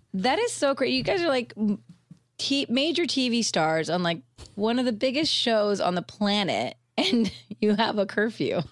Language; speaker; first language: English; native; English